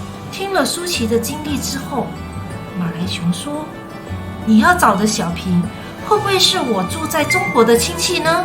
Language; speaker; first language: Chinese; native; Chinese